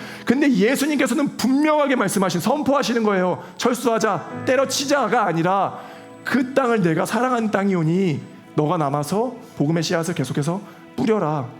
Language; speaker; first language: Korean; native; Korean